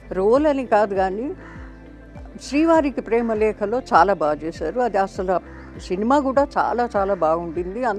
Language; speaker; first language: Telugu; native; Telugu